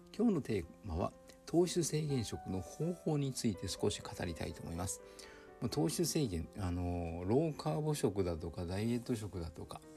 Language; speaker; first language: Japanese; native; Japanese